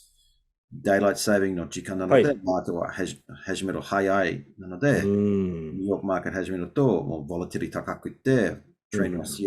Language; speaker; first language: Japanese; non-native, learner; English